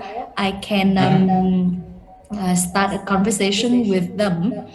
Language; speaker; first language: English; non-native, learner; Vietnamese